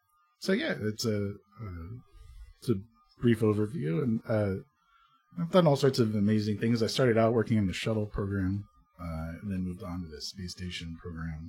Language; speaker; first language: English; native; English